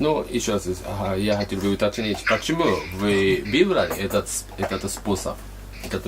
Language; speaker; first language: Russian; non-native, learner; Japanese